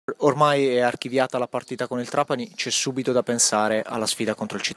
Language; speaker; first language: Italian; native; Italian